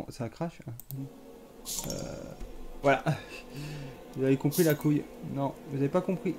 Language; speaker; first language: French; native; French